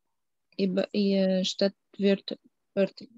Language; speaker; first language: German; non-native, learner; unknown